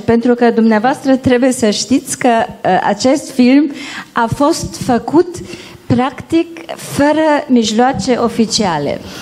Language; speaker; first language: Romanian; non-native, local second language; German